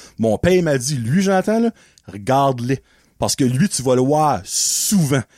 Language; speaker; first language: French; native; French